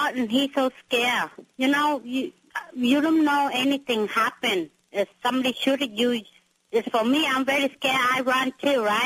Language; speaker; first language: English; non-native, learner; Vietnamese